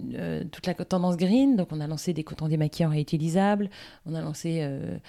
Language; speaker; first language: French; native; French